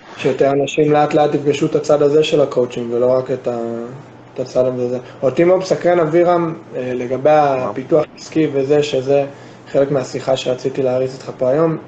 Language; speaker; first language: Hebrew; non-native, fluent; English